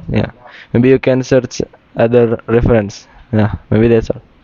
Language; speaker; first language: English; non-native, learner; Indonesian